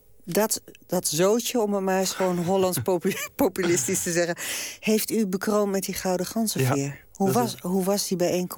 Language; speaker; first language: Dutch; native; Dutch